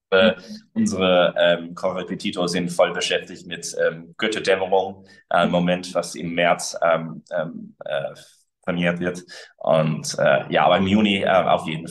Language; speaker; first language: German; early bilingual, other home language; English